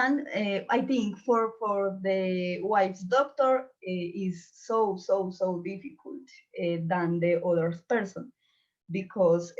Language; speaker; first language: English; non-native, learner; Spanish